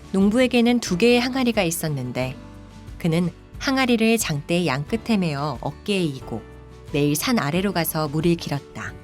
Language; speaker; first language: Korean; native; Korean